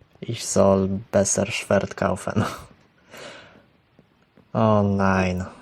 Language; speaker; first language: German; non-native, learner; Polish